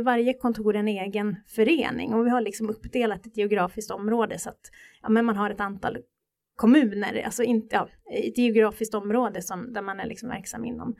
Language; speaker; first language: Swedish; native; Swedish